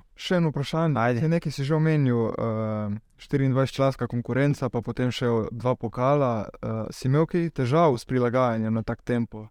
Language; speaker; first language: Slovenian; native; Slovenian